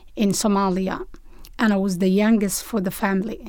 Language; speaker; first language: English; non-native, learner; Somali